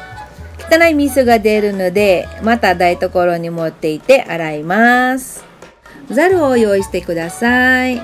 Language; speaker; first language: Japanese; non-native, fluent; Filipino